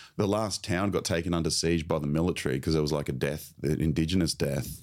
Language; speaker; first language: English; native; English